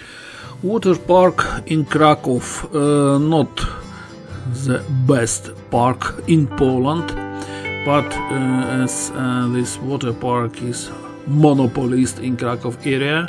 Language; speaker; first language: English; non-native, fluent; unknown